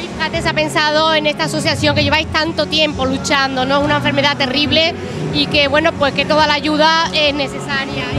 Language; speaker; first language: Spanish; native; Spanish